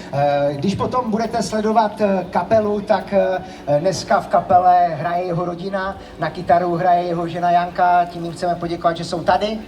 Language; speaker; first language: Czech; native; Czech